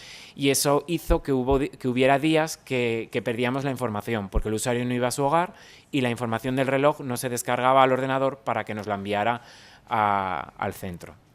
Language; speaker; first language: Spanish; native; Spanish